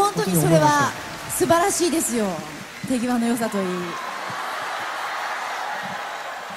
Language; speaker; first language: Japanese; native; Japanese